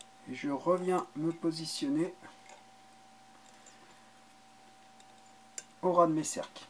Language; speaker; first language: French; native; French